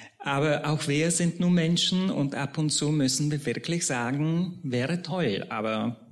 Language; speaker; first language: German; non-native, fluent; Czech